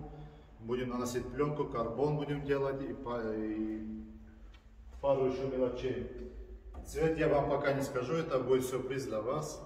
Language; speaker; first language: Russian; early bilingual, heritage; Russian